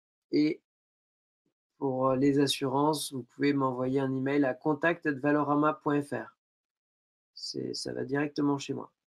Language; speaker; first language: French; native; French